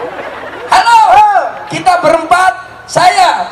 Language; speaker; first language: Indonesian; non-native, local second language; Javanese